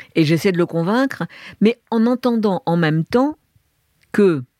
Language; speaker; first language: French; native; French